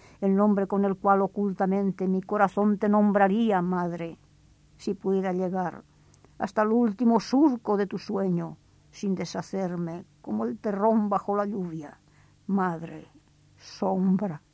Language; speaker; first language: Spanish; native; Spanish